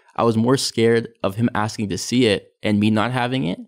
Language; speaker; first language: English; native; English